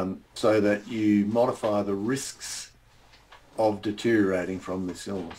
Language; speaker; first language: English; native; English